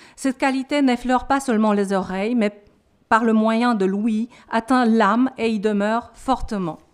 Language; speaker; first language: French; non-native, fluent; Romanian